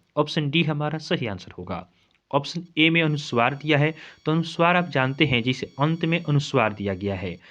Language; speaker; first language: Hindi; native; Hindi